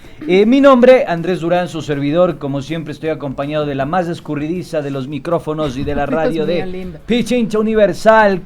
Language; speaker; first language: Spanish; native; Spanish